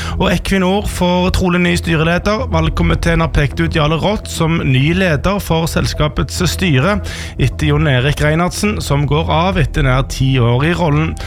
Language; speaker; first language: Norwegian; native; Norwegian